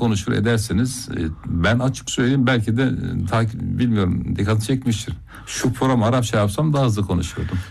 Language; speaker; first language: Turkish; non-native, local second language; Zaza